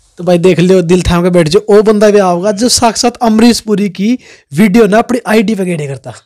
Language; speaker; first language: Hindi; native; Hindi